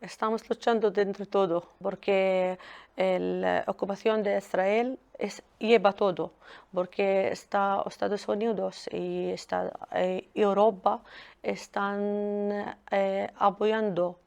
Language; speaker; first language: Spanish; non-native, learner; Arabic